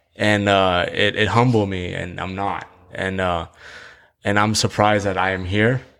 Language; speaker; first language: English; early bilingual, other home language; Vietnamese